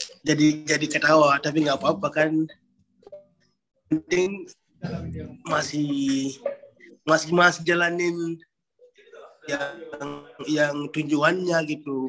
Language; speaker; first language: Indonesian; non-native, learner; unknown